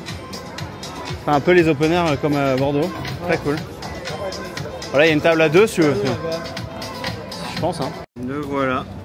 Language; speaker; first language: French; native; French